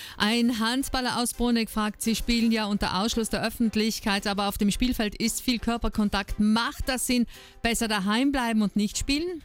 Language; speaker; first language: German; native; German